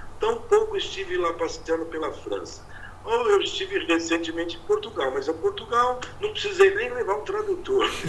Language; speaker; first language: Portuguese; native; Portuguese